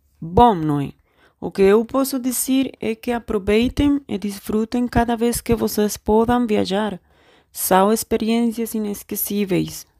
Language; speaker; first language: Portuguese; non-native, learner; Spanish